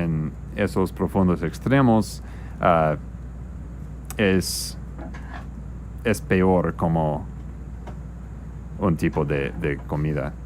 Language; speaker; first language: Spanish; non-native, learner; English